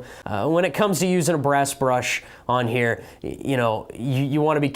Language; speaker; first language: English; native; English